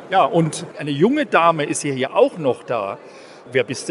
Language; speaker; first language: German; native; German